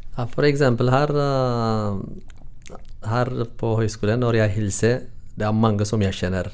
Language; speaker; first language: Norwegian; non-native, learner; Tigrinya